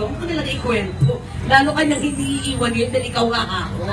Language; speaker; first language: Filipino; native; Filipino